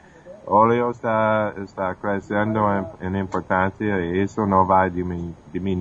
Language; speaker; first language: Portuguese; non-native, fluent; English